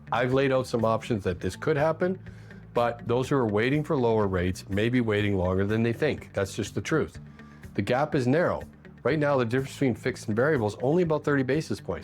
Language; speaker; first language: English; native; English